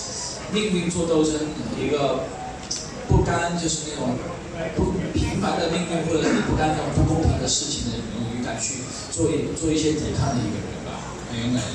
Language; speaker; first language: Chinese; native; Chinese